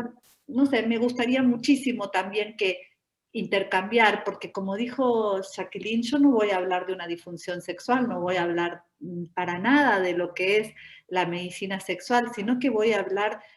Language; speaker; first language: Spanish; native; Spanish